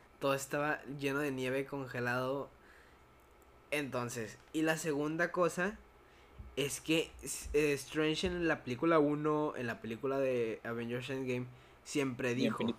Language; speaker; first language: Spanish; native; Spanish